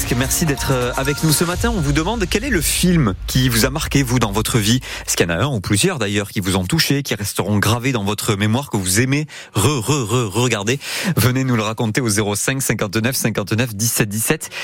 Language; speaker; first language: French; native; French